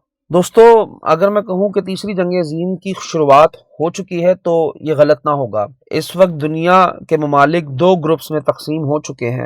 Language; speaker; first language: Urdu; native; Urdu